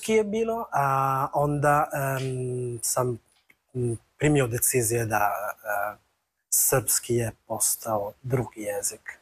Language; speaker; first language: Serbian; non-native, learner; Italian